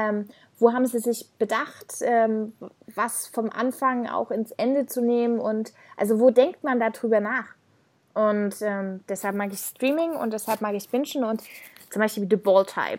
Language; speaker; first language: German; native; German